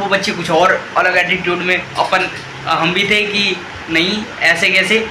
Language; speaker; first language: Hindi; native; Hindi